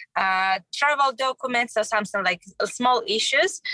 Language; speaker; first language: English; non-native, learner; Russian